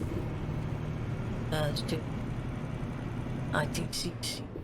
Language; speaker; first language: English; native; English